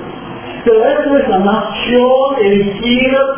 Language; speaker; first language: Spanish; non-native, fluent; English